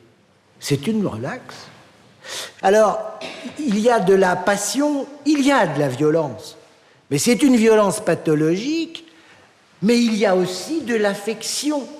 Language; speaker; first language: French; native; French